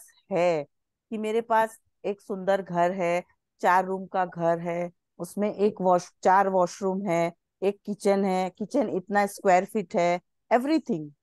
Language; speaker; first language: Hindi; non-native, local second language; Bangla